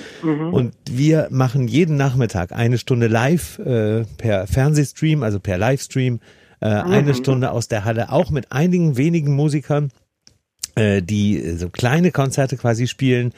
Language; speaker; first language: German; native; German